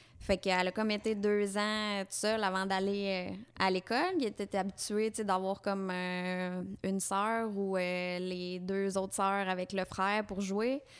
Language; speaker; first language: French; native; French